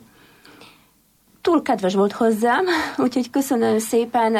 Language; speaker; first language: Hungarian; non-native, fluent; Polish